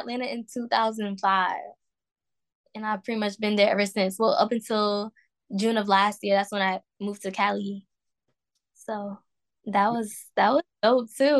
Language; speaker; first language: English; native; English